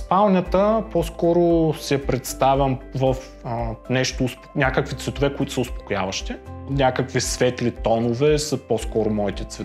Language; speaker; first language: Bulgarian; native; Bulgarian